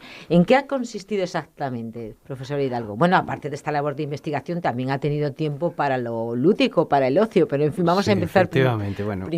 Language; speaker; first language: Spanish; native; Spanish